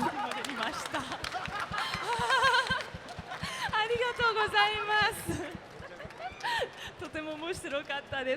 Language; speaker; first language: Japanese; non-native, fluent; French